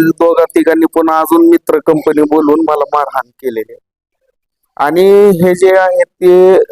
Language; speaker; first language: Marathi; native; Marathi